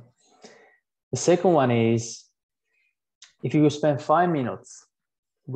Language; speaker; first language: English; non-native, fluent; Italian